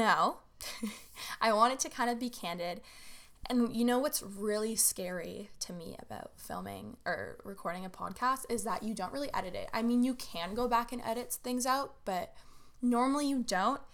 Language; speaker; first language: English; native; English